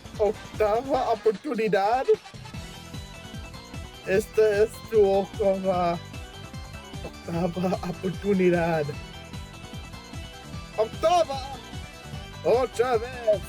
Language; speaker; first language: Spanish; non-native, learner; English